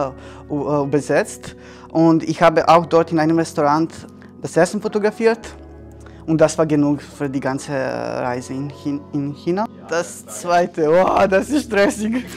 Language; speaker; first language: German; non-native, fluent; Serbian